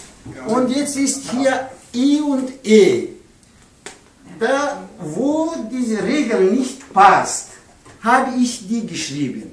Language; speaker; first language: German; non-native, learner; Pashto